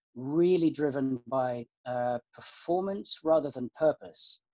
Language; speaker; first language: English; native; English